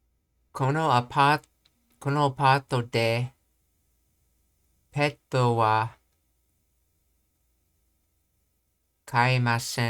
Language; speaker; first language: Japanese; non-native, learner; English